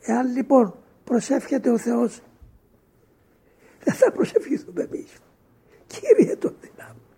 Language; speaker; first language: Greek; native; Greek